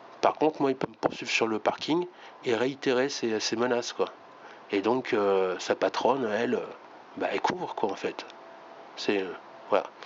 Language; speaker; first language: French; native; French